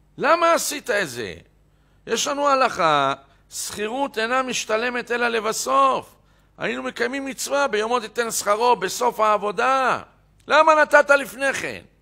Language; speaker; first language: Hebrew; native; Hebrew